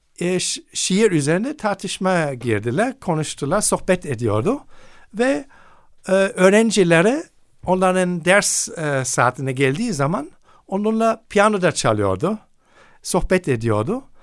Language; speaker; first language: Turkish; non-native, fluent; German